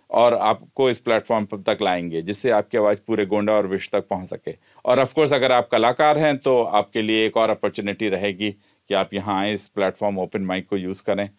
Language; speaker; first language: Hindi; native; Hindi